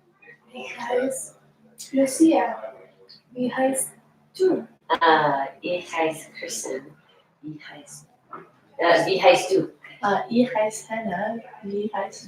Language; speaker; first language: German; non-native, learner; English